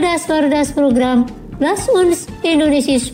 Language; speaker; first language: German; non-native, fluent; Indonesian